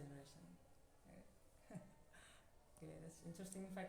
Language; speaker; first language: English; non-native, learner; Indonesian